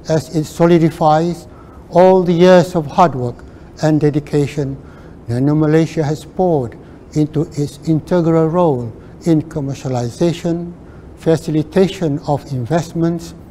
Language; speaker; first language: English; non-native, local second language; Malay